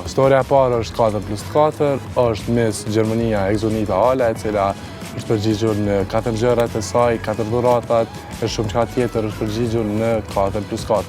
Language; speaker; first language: Albanian; native; Albanian